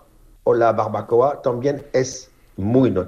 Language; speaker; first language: Spanish; non-native, fluent; French